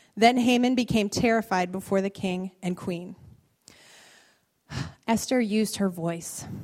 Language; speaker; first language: English; native; English